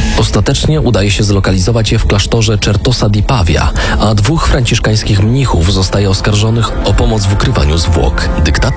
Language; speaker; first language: Polish; native; Polish